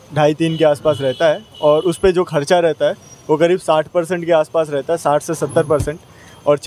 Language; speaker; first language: Hindi; native; Hindi